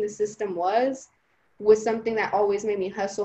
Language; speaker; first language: English; early bilingual, other home language; Spanish